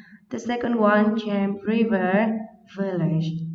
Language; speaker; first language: English; non-native, fluent; Vietnamese